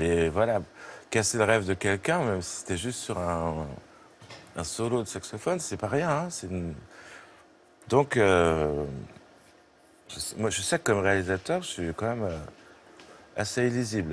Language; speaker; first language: French; native; French